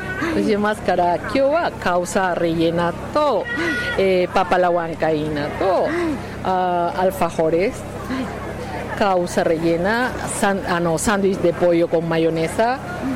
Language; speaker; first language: Japanese; non-native, learner; Spanish